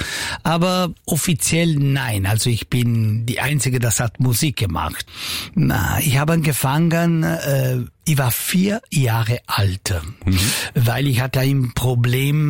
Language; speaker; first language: German; non-native, local second language; Italian